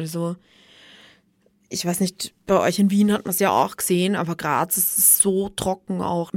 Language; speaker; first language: German; native; German